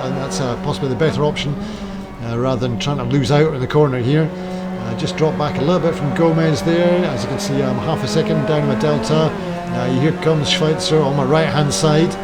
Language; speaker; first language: English; native; English